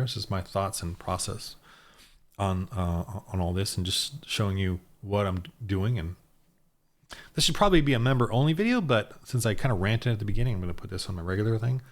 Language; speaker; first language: English; native; English